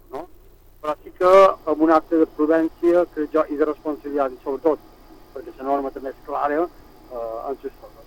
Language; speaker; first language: Catalan; native; Catalan